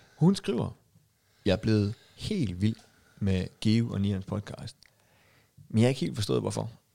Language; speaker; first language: Danish; native; Danish